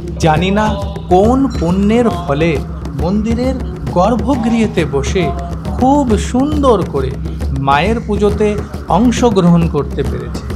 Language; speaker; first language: Bangla; non-native, fluent; Hindi